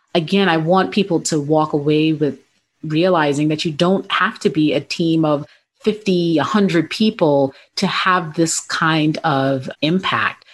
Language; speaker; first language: English; native; English